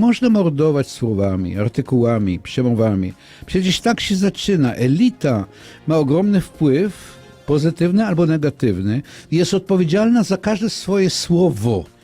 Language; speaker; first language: Polish; non-native, fluent; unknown